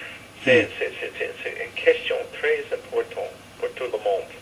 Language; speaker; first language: French; non-native, fluent; English